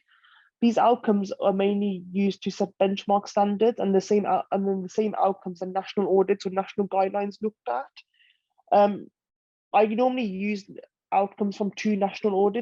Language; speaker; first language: English; native; English